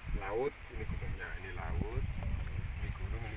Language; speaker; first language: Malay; non-native, local second language; Javanese